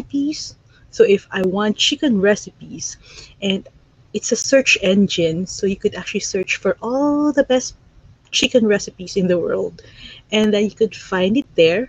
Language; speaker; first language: English; non-native, local second language; Filipino